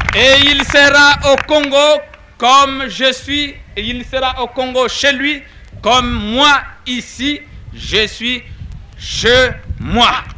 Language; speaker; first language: French; non-native, local second language; Kongo